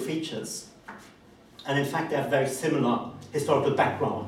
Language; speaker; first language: English; non-native, fluent; German